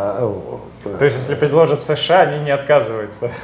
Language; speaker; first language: Russian; native; Russian